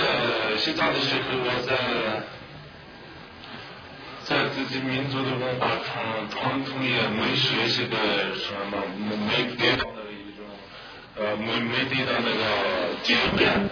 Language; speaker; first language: Chinese; non-native, local second language; Tibetan